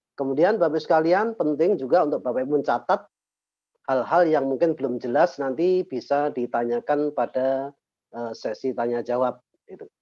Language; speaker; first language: Indonesian; native; Indonesian